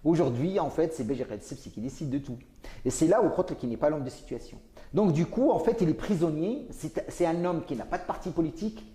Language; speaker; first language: French; non-native, local second language; Arabic